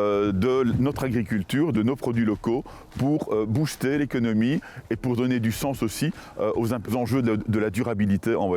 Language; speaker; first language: French; native; French